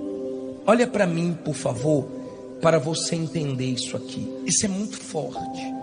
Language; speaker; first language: Portuguese; native; Portuguese